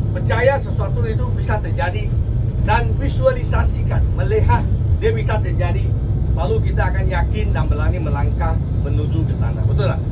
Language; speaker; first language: Malay; non-native, local second language; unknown